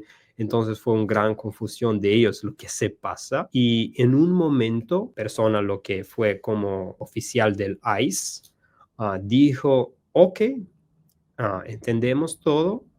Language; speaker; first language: Spanish; non-native, learner; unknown